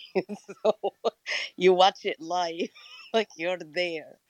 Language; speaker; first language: English; non-native, fluent; Arabic